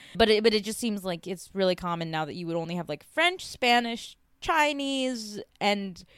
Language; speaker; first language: English; native; English